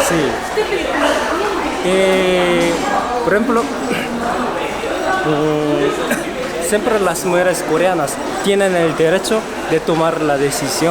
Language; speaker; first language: Spanish; non-native, fluent; Korean